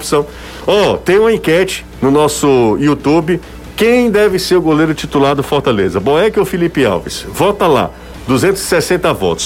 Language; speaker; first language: Portuguese; native; Portuguese